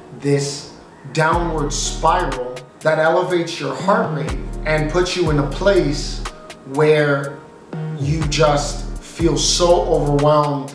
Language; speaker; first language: English; native; English